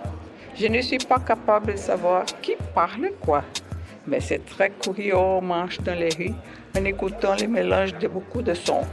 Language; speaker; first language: French; non-native, learner; Portuguese